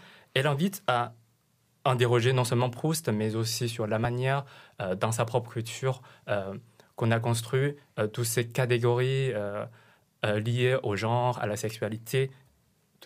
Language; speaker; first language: French; non-native, fluent; Chinese